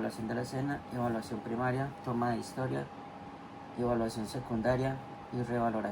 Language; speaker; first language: Spanish; native; Spanish